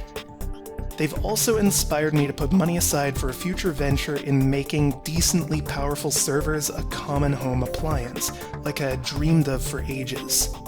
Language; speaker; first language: English; native; English